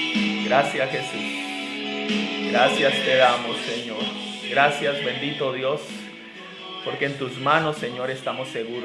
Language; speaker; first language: Spanish; native; Spanish